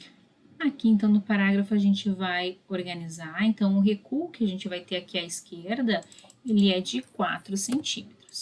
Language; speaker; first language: Portuguese; native; Portuguese